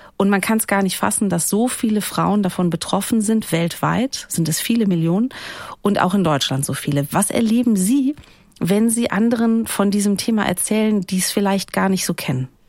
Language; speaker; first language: German; native; German